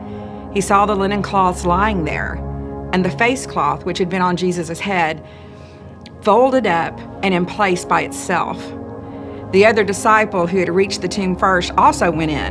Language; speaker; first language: English; native; English